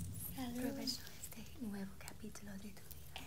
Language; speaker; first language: Spanish; non-native, learner; English